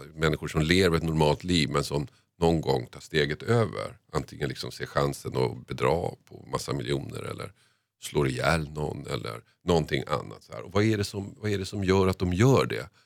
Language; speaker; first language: Swedish; early bilingual, other home language; Finnish